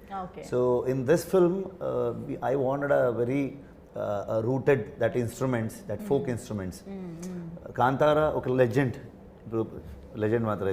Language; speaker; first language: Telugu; non-native, learner; Kannada